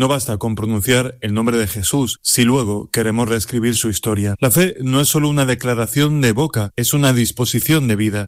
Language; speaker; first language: Spanish; native; Spanish